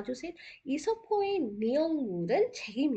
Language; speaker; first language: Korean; non-native, fluent; Hindi